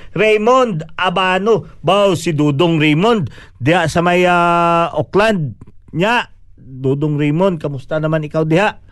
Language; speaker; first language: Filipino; non-native, local second language; Cebuano